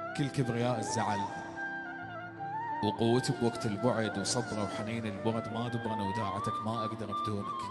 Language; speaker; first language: Arabic; native; Arabic